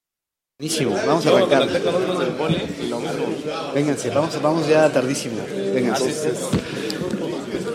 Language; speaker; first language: Spanish; native; Spanish